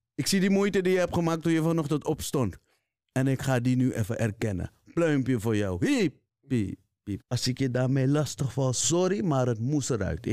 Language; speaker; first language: Dutch; native; Dutch